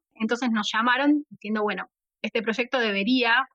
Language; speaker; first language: Spanish; native; Spanish